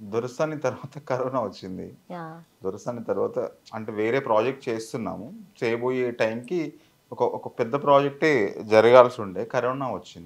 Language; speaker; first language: Telugu; native; Telugu